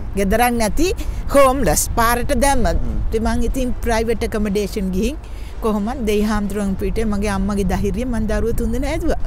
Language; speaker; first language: Sinhala; non-native, local second language; Tamil